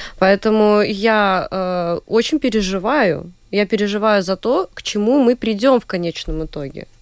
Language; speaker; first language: Russian; native; Russian